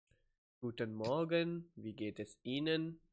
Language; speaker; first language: German; non-native, fluent; Urdu